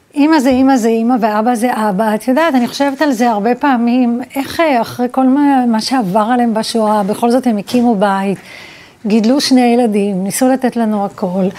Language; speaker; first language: Hebrew; early bilingual, other home language; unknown